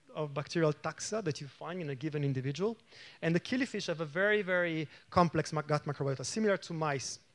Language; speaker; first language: English; non-native, fluent; Italian